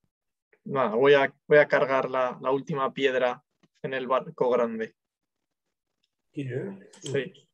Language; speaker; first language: Spanish; non-native, learner; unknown